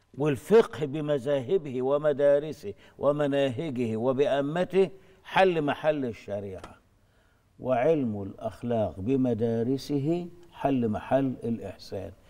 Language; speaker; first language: Egyptian Arabic; native; Egyptian Arabic